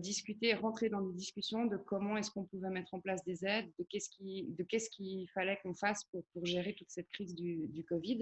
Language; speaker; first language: French; native; French